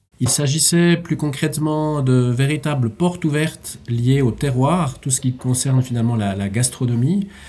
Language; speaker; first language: French; native; French